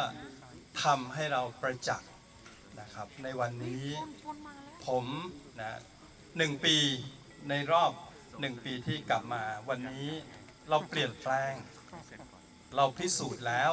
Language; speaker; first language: Thai; native; Thai